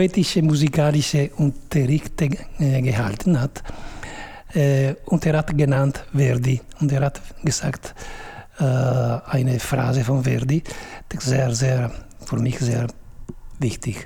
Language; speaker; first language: German; non-native, fluent; Italian